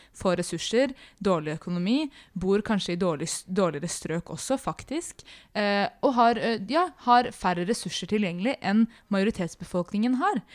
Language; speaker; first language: Norwegian; early bilingual, other home language; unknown